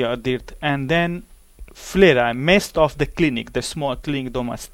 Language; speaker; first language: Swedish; non-native, learner; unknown